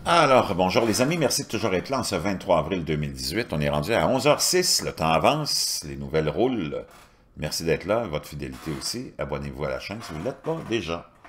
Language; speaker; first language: French; native; French